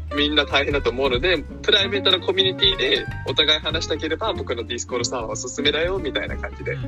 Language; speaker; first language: Japanese; early bilingual, heritage; Japanese